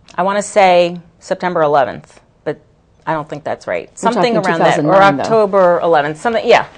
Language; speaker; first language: English; native; English